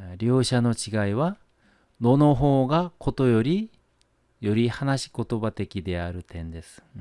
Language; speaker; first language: Japanese; non-native, fluent; Korean